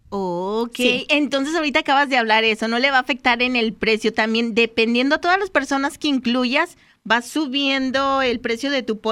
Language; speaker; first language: Spanish; native; Spanish